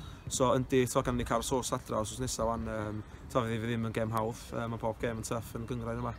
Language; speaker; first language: Welsh; native; Welsh